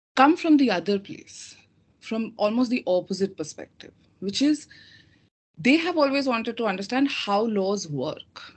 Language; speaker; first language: English; non-native, local second language; Hindi